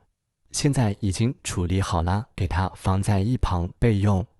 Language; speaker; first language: Chinese; native; Chinese